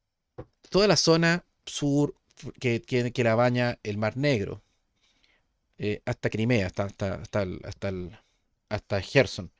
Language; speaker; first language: Spanish; native; Spanish